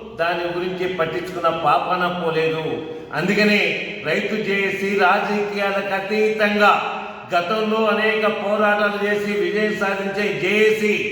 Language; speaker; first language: Telugu; native; Telugu